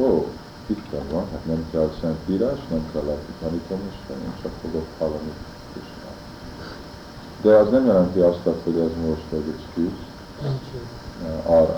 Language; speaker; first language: Hungarian; early bilingual, heritage; Hungarian